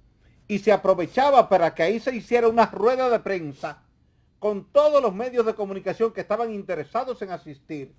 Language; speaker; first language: Spanish; native; Spanish